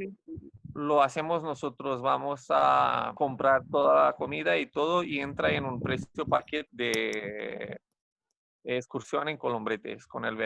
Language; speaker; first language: Spanish; non-native, fluent; Romanian